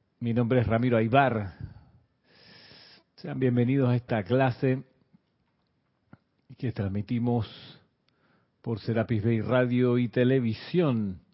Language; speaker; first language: Spanish; native; Spanish